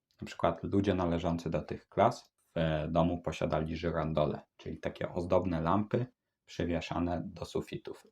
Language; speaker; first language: Polish; native; Polish